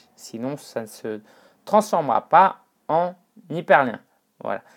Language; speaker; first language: French; non-native, fluent; Chinese